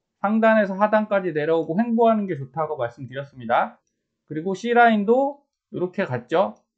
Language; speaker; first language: Korean; native; Korean